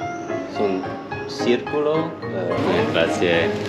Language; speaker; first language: Italian; non-native, learner; English